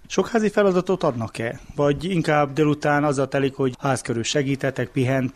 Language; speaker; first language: Hungarian; native; Hungarian